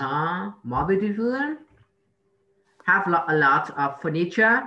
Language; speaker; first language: English; non-native, learner; Vietnamese